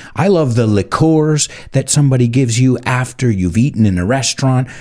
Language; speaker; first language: English; early bilingual, other home language; Spanish